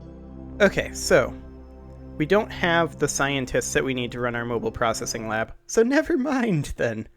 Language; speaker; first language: English; native; English